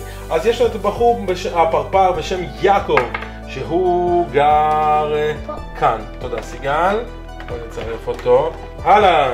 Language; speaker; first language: Hebrew; native; Hebrew